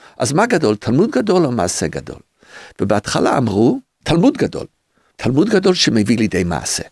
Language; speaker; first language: Hebrew; early bilingual, other home language; English